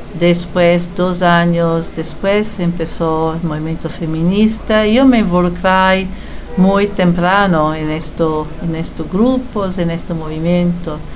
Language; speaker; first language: Spanish; non-native, fluent; Italian